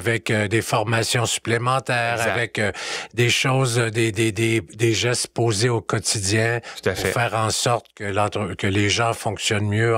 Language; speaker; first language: French; native; French